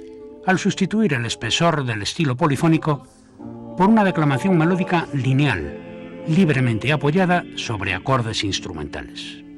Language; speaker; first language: Spanish; native; Spanish